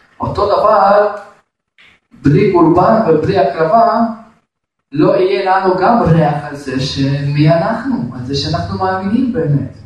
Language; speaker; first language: Hebrew; non-native, fluent; Russian